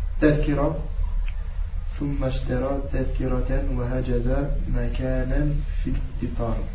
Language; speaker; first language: Arabic; non-native, learner; French